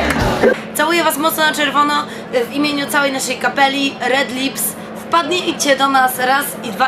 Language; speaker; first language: Polish; native; Polish